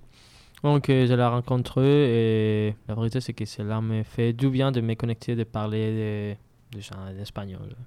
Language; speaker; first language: French; non-native, learner; Spanish